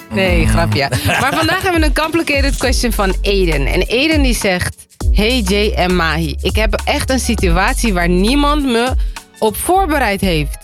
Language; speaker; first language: Dutch; early bilingual, other home language; Persian